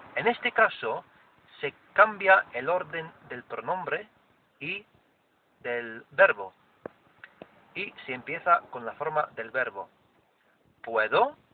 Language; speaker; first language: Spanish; non-native, fluent; English